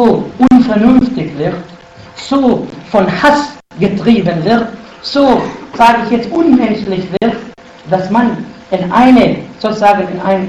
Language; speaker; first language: German; non-native, fluent; Arabic